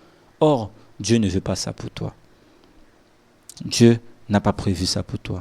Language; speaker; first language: French; non-native, local second language; Lingala